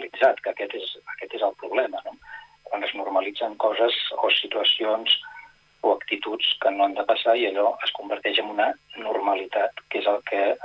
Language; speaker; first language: Catalan; native; Catalan